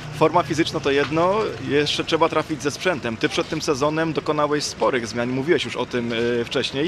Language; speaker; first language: Polish; native; Polish